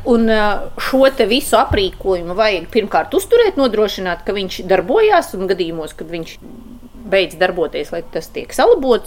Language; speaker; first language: Latvian; native; Latvian